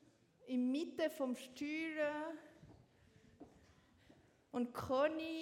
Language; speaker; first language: German; non-native, learner; French